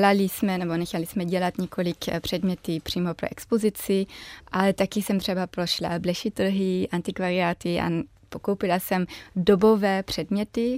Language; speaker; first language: Czech; early bilingual, heritage; German